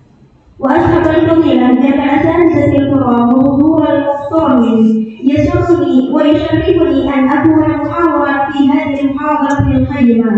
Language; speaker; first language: Arabic; non-native, learner; Indonesian